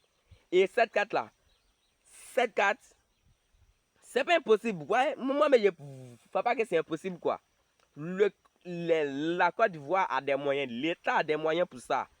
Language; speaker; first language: French; non-native, local second language; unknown